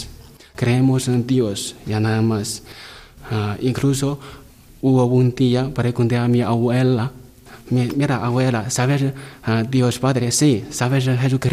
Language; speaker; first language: Spanish; non-native, learner; Chinese